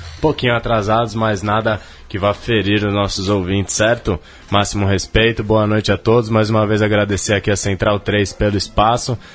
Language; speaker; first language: Portuguese; native; Portuguese